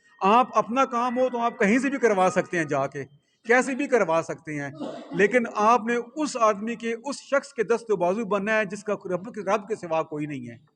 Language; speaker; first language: Urdu; non-native, local second language; Punjabi